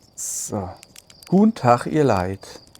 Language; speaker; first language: German; native; German